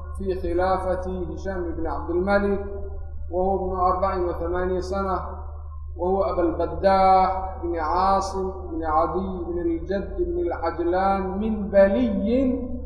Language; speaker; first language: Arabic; non-native, local second language; Somali